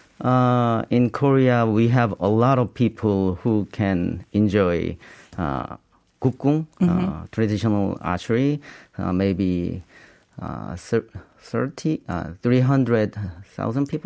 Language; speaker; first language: English; non-native, learner; Korean